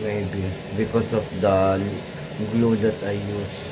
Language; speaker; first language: English; non-native, learner; Filipino